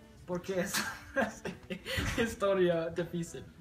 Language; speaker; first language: Spanish; non-native, learner; English